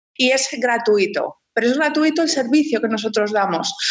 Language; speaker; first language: Spanish; native; Spanish